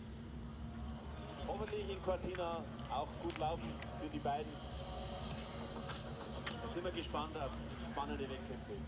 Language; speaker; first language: German; native; German